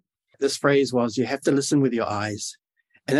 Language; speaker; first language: English; native; English